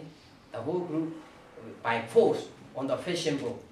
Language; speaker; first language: English; non-native, learner; Burmese